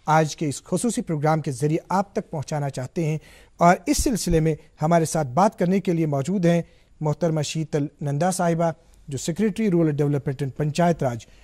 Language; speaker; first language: Hindi; non-native, local second language; Kashmiri